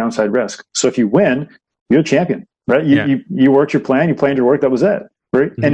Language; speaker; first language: English; native; English